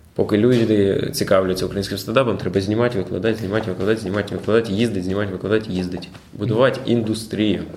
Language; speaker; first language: Ukrainian; non-native, local second language; Russian